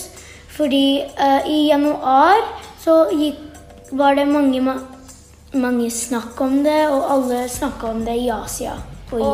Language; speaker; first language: Norwegian; early bilingual, heritage; Norwegian